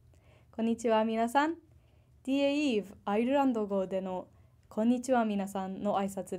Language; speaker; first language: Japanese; non-native, fluent; English